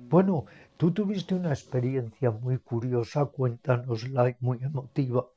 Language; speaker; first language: Spanish; native; Spanish